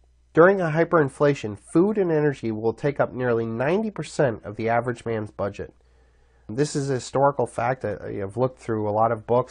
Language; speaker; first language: English; native; English